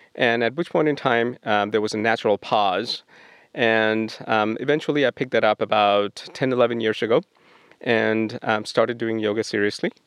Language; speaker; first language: English; non-native, local second language; Bangla